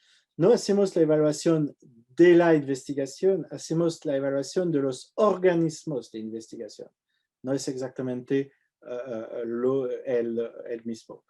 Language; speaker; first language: Spanish; non-native, fluent; French